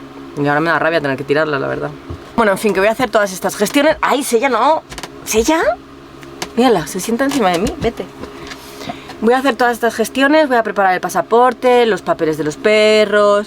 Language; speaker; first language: Spanish; native; Spanish